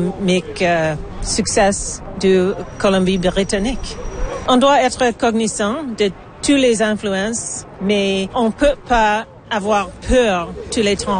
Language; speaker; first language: French; non-native, learner; English